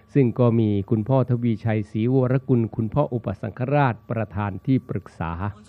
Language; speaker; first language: Thai; native; Thai